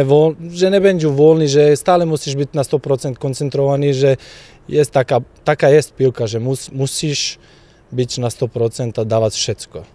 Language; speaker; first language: Polish; non-native, fluent; Slovak